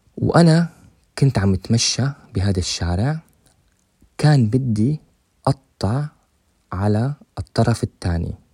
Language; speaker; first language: Arabic; native; Arabic